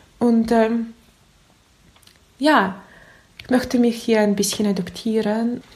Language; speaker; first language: German; non-native, learner; Russian